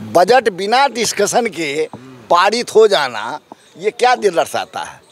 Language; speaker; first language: Hindi; native; Hindi